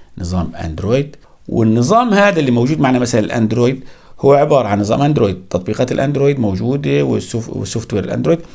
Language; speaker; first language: Arabic; native; Arabic